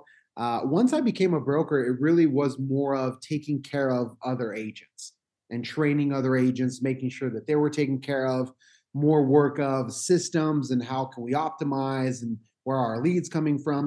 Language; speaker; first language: English; native; English